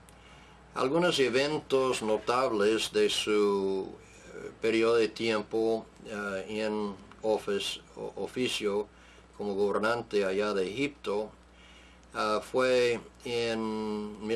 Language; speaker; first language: Spanish; non-native, fluent; English